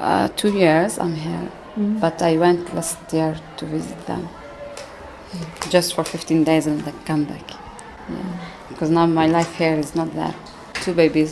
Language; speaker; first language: English; non-native, learner; Arabic